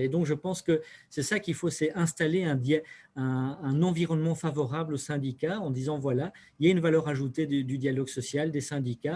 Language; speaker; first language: French; native; French